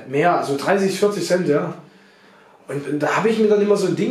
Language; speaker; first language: German; native; German